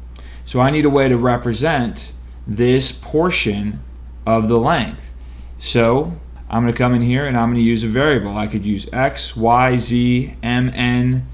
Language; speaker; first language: English; native; English